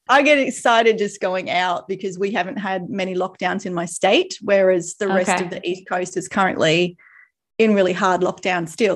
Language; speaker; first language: English; native; English